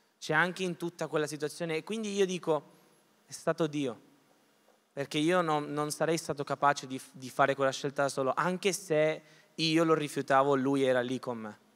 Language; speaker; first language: Italian; early bilingual, other home language; Spanish